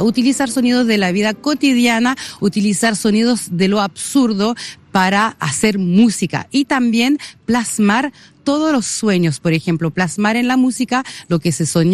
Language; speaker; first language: Spanish; native; Spanish